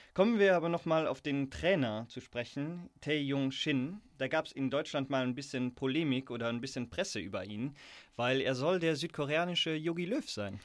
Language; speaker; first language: German; native; German